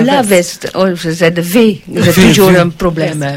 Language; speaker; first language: French; non-native, learner; Dutch